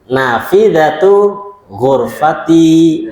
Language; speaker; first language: Arabic; non-native, fluent; Indonesian